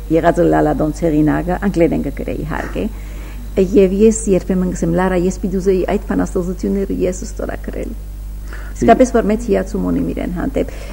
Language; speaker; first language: Armenian; early bilingual, heritage; Armenian